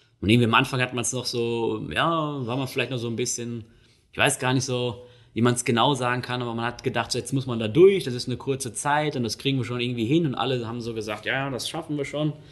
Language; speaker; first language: German; native; German